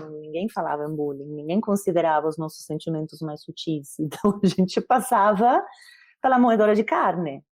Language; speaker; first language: Portuguese; non-native, fluent; Spanish